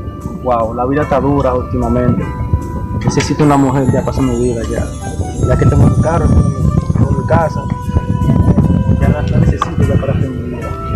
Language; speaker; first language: Spanish; non-native, learner; Haitian Creole